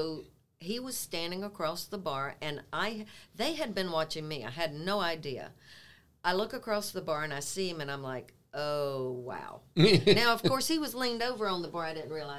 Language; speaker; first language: English; native; English